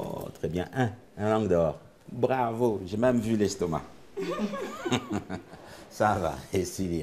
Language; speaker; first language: French; native; French